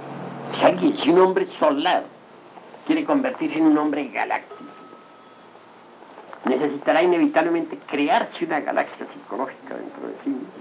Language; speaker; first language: Spanish; native; Spanish